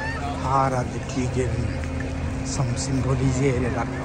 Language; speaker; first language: Norwegian; non-native, fluent; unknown